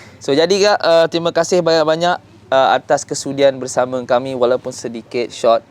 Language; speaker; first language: Malay; native; Malay